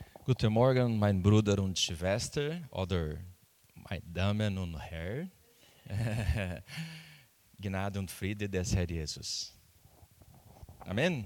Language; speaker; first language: German; non-native, learner; Portuguese